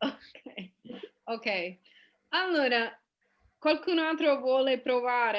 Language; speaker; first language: Italian; non-native, fluent; English